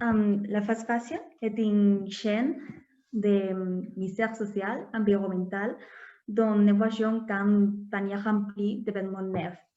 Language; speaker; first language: French; non-native, learner; Spanish